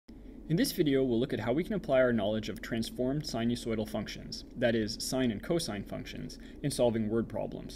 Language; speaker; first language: English; native; English